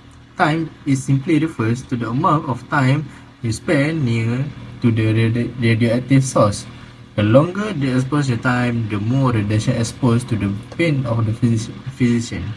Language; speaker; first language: English; non-native, learner; Malay